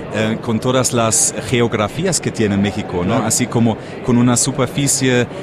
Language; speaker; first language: Spanish; non-native, fluent; German